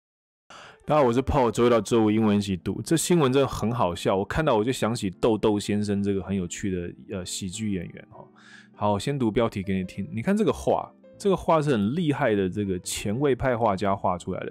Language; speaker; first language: Chinese; native; Chinese